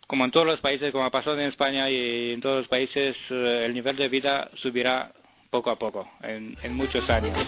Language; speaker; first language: Spanish; non-native, fluent; Romanian